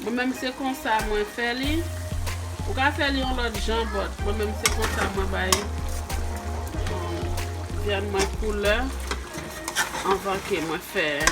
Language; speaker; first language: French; non-native, learner; Haitian Creole